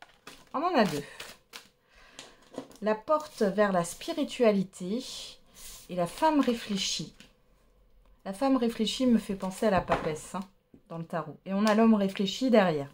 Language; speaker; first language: French; native; French